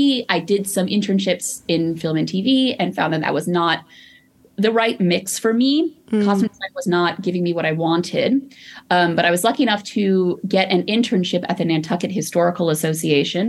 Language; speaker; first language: English; native; English